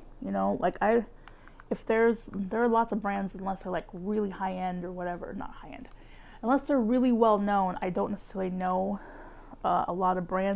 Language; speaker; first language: English; native; English